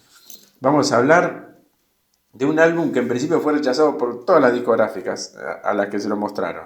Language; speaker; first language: Spanish; native; Spanish